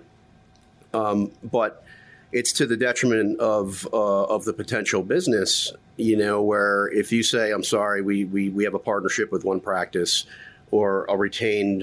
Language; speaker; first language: English; native; English